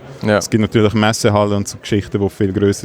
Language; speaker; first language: German; native; German